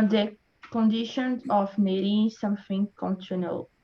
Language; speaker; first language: English; non-native, learner; Portuguese